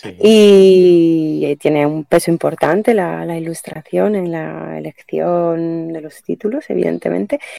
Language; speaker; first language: Spanish; non-native, fluent; Italian